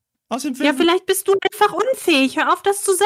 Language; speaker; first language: German; native; German